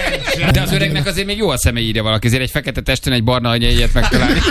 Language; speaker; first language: Hungarian; native; Hungarian